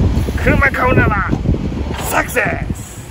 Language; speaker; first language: Japanese; native; Japanese